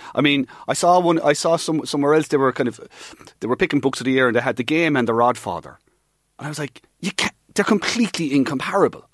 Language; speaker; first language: English; native; English